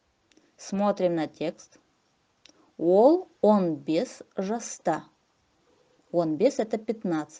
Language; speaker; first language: Russian; non-native, local second language; Kazakh